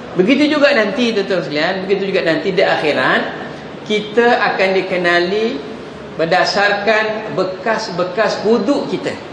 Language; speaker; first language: Malay; native; Malay